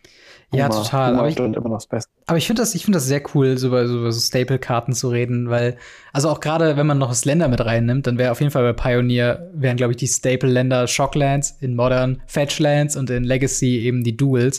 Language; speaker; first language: German; native; German